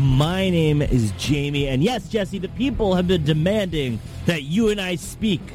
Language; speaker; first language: English; native; English